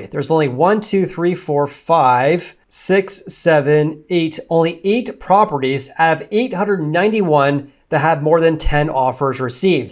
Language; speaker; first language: English; native; English